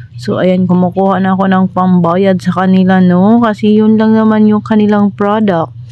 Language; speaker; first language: Filipino; non-native, local second language; Waray